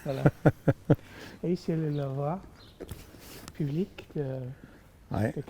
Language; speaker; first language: French; non-native, fluent; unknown